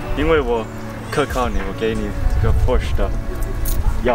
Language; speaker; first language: Chinese; non-native, learner; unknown